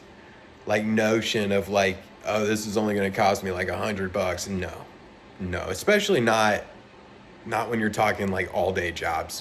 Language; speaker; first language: English; native; English